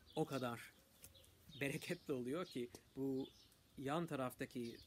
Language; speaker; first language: Turkish; non-native, fluent; English